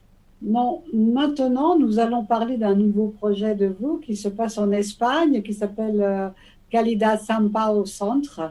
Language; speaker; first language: French; native; French